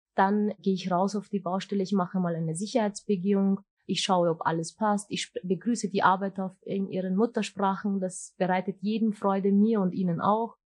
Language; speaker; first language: German; early bilingual, other home language; Turkish